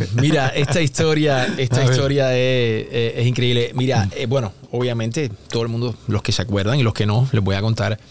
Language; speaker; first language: Spanish; native; Spanish